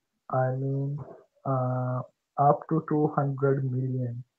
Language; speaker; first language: English; non-native, learner; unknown